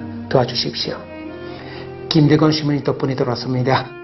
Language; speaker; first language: Korean; non-native, fluent; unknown